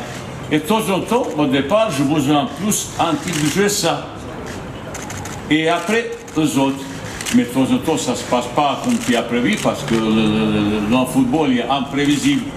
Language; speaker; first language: French; non-native, fluent; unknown